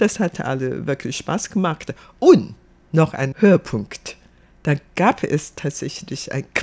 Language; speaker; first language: German; non-native, fluent; Chinese